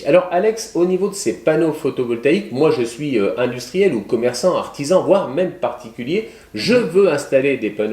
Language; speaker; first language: French; native; French